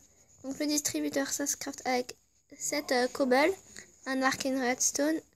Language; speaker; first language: French; native; French